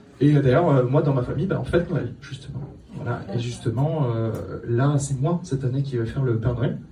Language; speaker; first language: French; non-native, local second language; Kabyle